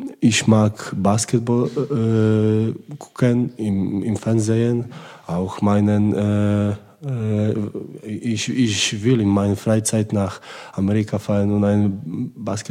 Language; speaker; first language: German; non-native, learner; Polish